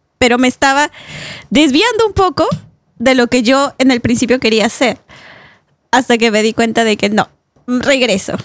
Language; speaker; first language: Spanish; native; Spanish